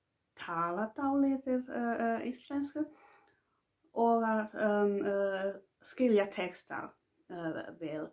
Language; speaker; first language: Icelandic; non-native, learner; Finnish